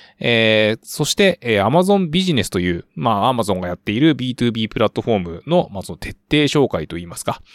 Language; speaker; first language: Japanese; native; Japanese